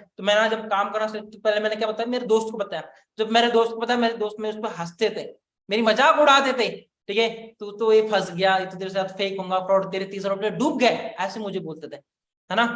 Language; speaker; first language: Hindi; non-native, local second language; Marathi